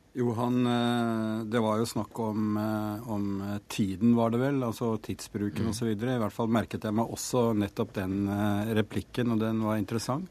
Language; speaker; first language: Norwegian; native; Norwegian